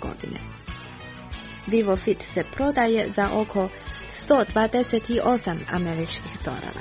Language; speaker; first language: Croatian; native; Croatian